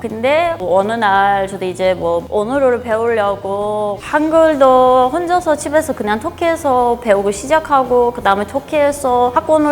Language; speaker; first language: Korean; non-native, fluent; Turkish